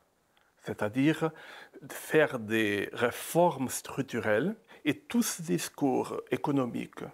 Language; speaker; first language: French; non-native, fluent; Portuguese